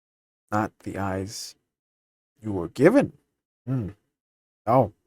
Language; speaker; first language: English; native; English